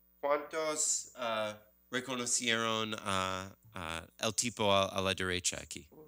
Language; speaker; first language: Spanish; non-native, learner; English